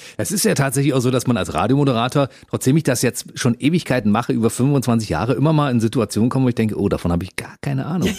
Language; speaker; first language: German; native; German